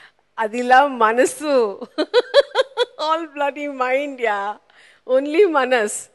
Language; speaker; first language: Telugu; non-native, local second language; Tamil